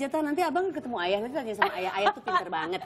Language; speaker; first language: Indonesian; native; Indonesian